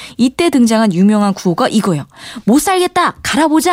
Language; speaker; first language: Korean; native; Korean